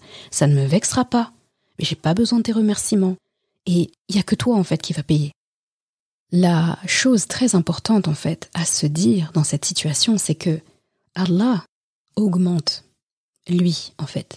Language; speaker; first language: French; native; French